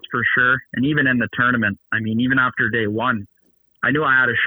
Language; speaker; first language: English; native; English